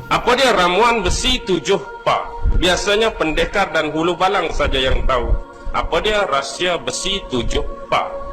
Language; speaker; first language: Malay; native; Malay